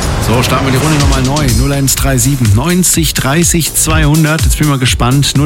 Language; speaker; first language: German; native; German